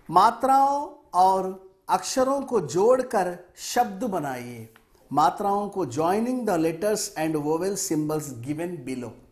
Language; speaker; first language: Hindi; non-native, local second language; Telugu